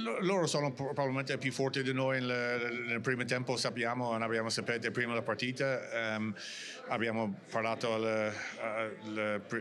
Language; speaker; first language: Italian; non-native, learner; English